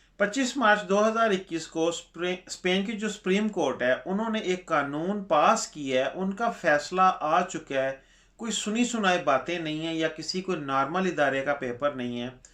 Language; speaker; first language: Urdu; non-native, local second language; Punjabi